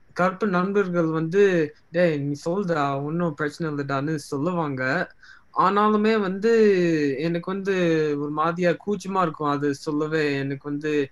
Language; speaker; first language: Tamil; early bilingual, heritage; Tamil